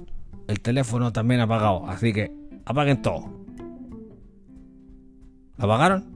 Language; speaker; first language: Spanish; native; Spanish